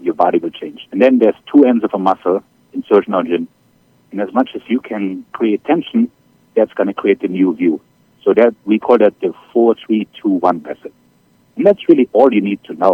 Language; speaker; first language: English; non-native, fluent; German